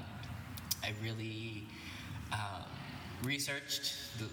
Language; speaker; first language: English; native; English